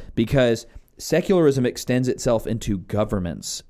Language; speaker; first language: English; native; English